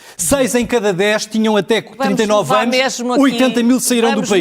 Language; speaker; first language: Portuguese; native; Portuguese